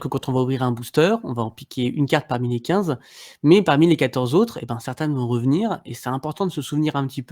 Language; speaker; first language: French; native; French